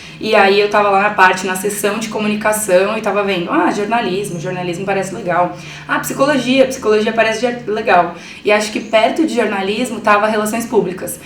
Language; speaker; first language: Portuguese; early bilingual, other home language; Spanish